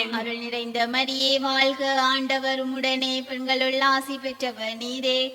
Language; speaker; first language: Tamil; native; Tamil